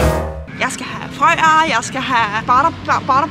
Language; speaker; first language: Danish; native; Danish